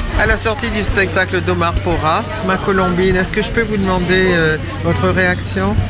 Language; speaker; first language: French; native; French